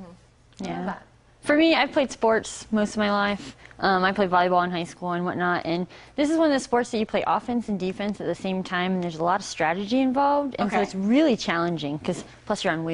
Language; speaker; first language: English; native; English